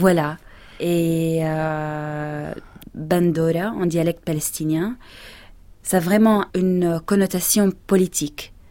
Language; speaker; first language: French; non-native, fluent; Arabic